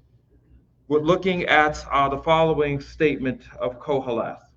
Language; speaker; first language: English; native; English